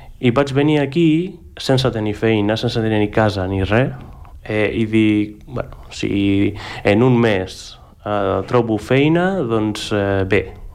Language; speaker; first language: Catalan; non-native, fluent; Greek